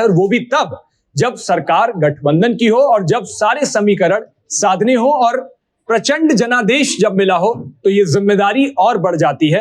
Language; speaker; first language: Hindi; native; Hindi